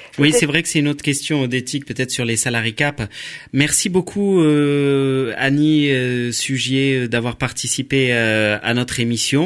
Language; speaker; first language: French; native; French